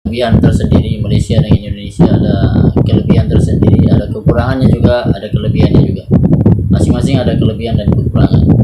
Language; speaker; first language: Indonesian; early bilingual, heritage; Indonesian